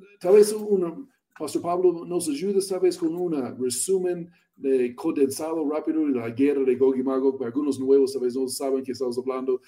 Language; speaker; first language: Spanish; non-native, learner; English